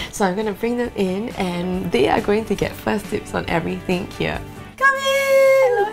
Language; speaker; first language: English; native; English